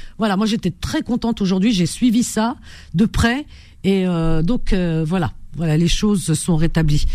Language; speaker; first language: French; native; French